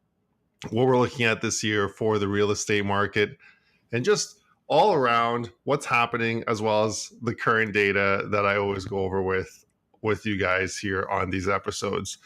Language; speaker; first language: English; native; English